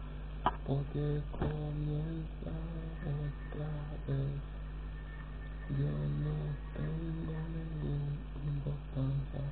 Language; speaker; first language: Spanish; non-native, learner; Romanian